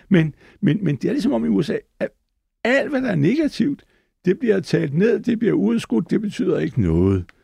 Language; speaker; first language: Danish; native; Danish